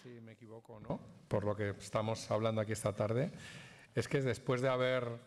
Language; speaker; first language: Spanish; native; Spanish